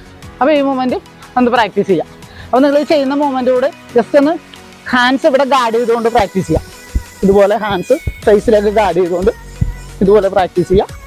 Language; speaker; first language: Malayalam; native; Malayalam